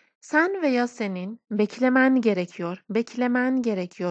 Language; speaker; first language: Turkish; non-native, fluent; Persian